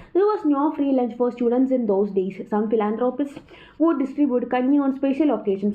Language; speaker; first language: English; non-native, local second language; Malayalam